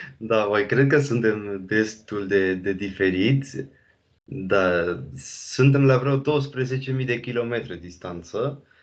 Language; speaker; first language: Romanian; non-native, fluent; Spanish